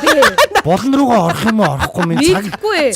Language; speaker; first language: Mongolian; native; Mongolian